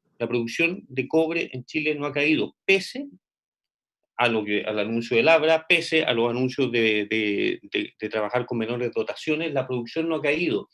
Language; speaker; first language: Spanish; native; Spanish